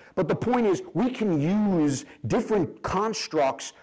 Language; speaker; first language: English; native; English